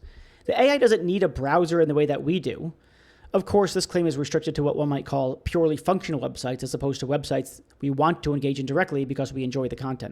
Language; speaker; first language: English; native; English